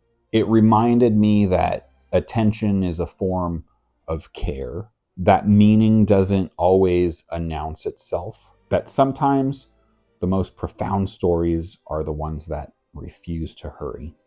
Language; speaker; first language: English; native; English